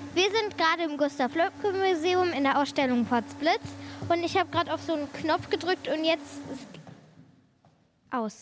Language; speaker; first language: German; native; German